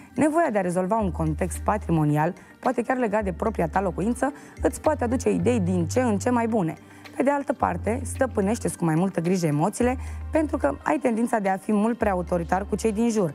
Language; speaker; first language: Romanian; native; Romanian